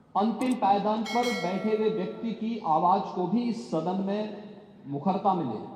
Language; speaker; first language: Hindi; native; Hindi